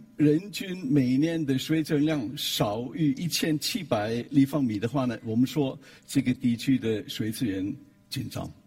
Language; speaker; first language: Chinese; non-native, fluent; German